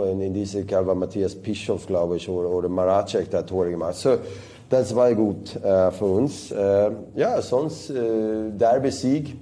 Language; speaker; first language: German; non-native, fluent; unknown